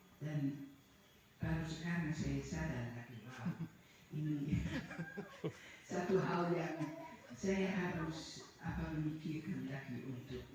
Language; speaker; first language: Indonesian; non-native, fluent; Dutch